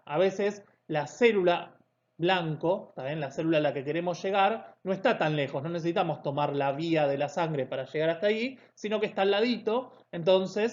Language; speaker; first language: Spanish; native; Spanish